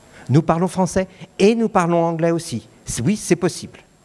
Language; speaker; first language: French; native; French